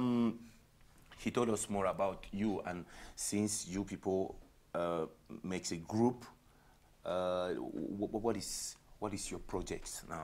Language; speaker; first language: English; non-native, local second language; French